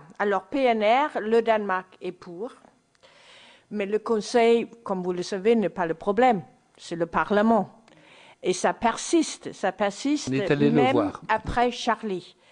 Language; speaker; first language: French; non-native, fluent; Danish